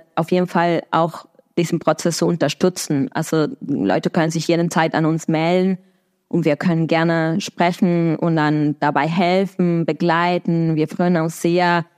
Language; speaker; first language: German; non-native, fluent; Spanish